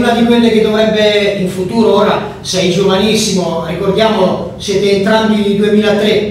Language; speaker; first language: Italian; native; Italian